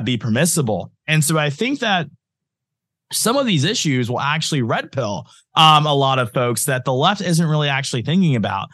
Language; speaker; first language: English; native; English